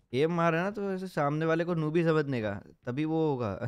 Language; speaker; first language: Hindi; non-native, local second language; Gujarati